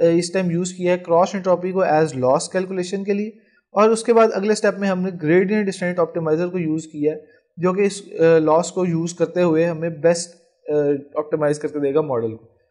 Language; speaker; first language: Urdu; non-native, local second language; Punjabi